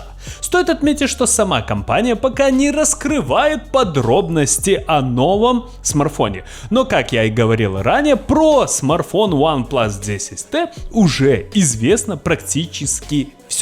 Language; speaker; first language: Russian; native; Russian